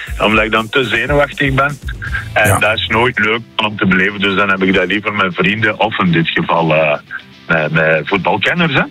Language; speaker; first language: Dutch; early bilingual, other home language; Turkish